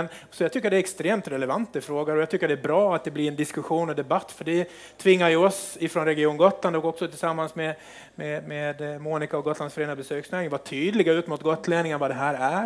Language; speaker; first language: Swedish; native; Swedish